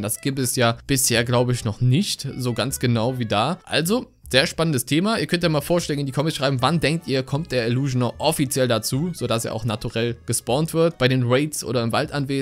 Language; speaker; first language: German; native; German